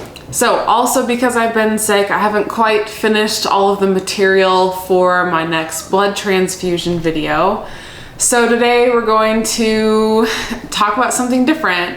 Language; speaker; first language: English; native; English